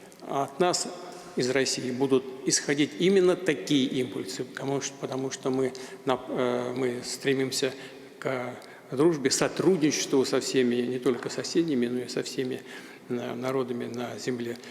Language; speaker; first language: Russian; native; Russian